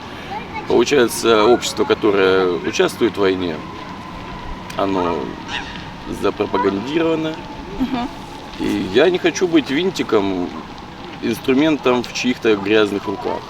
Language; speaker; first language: Russian; native; Russian